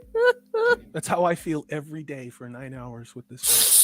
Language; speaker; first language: English; native; English